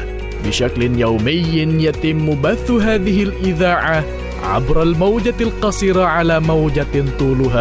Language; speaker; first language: Arabic; non-native, fluent; Indonesian